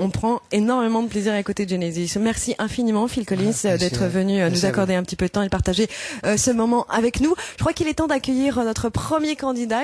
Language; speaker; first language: French; native; French